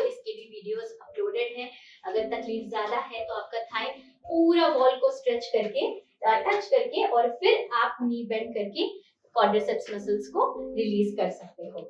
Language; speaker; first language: Hindi; non-native, local second language; Marathi